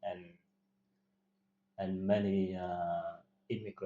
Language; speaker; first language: English; non-native, learner; Vietnamese